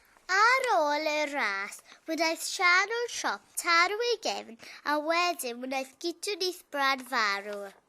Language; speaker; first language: Welsh; non-native, local second language; English